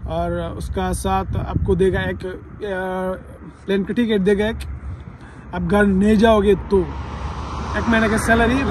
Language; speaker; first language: Hindi; non-native, fluent; Bangla